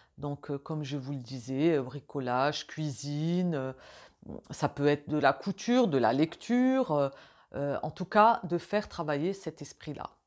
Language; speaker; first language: French; native; French